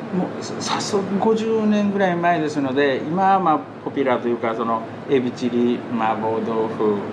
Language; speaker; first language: Japanese; native; Japanese